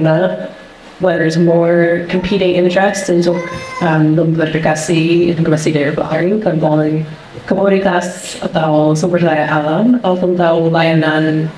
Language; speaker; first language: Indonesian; non-native, fluent; English